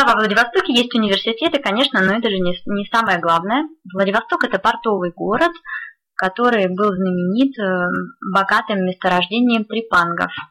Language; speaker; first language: Russian; native; Russian